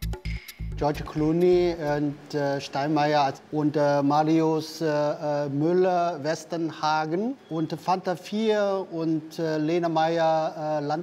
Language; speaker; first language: German; non-native, learner; Chinese